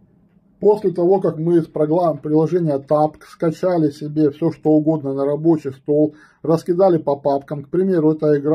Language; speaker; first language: Russian; native; Russian